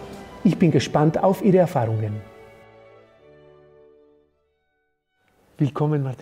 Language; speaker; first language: German; non-native, fluent; Spanish